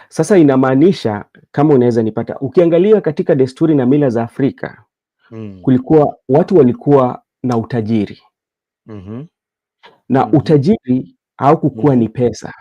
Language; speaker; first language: Swahili; non-native, local second language; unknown